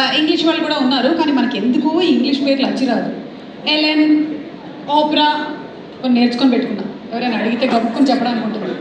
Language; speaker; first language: Telugu; non-native, local second language; Malayalam